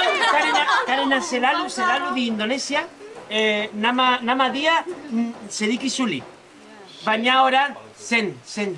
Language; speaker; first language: Indonesian; non-native, learner; Spanish